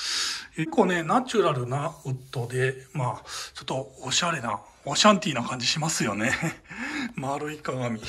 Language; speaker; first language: Japanese; native; Japanese